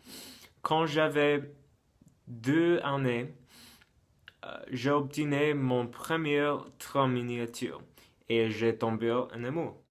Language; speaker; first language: French; non-native, learner; English